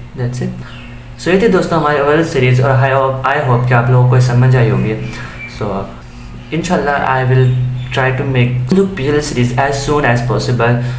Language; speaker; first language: Urdu; native; Urdu